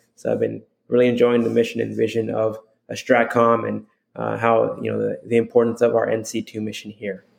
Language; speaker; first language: English; native; English